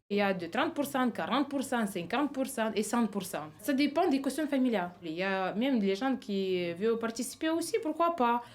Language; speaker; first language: French; non-native, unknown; Ukrainian